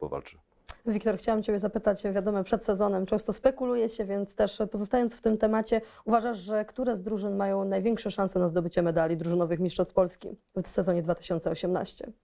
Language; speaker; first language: Polish; native; Polish